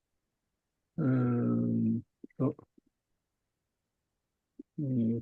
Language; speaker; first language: Indonesian; non-native, fluent; Japanese